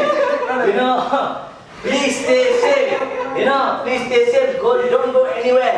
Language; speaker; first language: English; non-native, learner; Malay